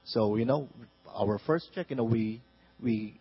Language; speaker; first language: English; non-native, local second language; Filipino